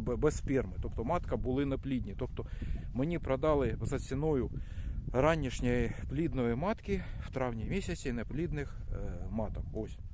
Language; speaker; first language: Ukrainian; non-native, local second language; Russian